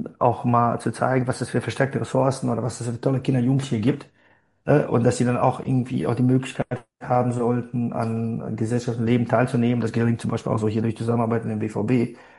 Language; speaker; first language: German; non-native, fluent; Bosnian